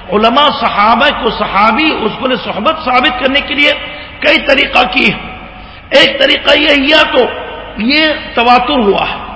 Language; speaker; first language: Urdu; native; Urdu